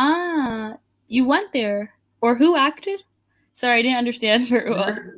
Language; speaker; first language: English; non-native, fluent; Spanish